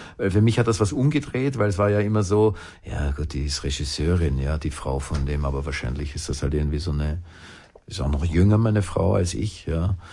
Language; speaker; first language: German; native; German